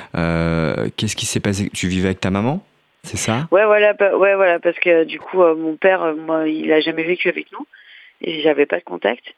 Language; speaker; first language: French; native; French